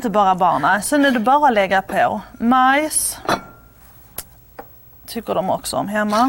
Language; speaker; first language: Swedish; native; Swedish